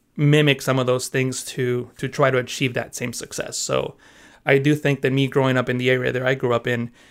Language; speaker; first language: English; early bilingual, other home language; Spanish